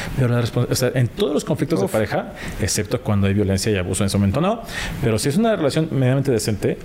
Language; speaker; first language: Spanish; native; Spanish